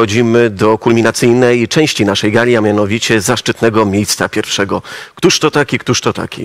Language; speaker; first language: Polish; native; Polish